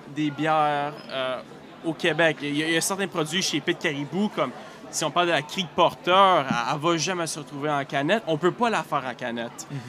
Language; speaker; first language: French; native; French